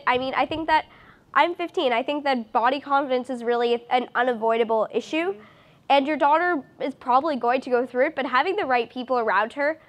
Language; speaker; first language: English; native; English